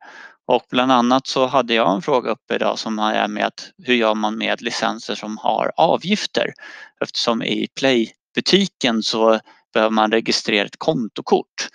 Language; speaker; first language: Swedish; native; Swedish